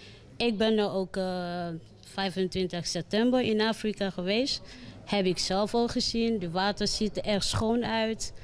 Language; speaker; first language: Dutch; non-native, learner; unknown